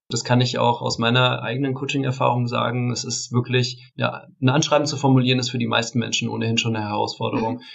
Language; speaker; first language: German; native; German